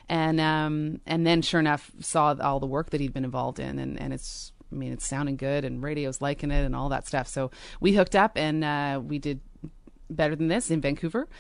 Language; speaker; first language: English; native; English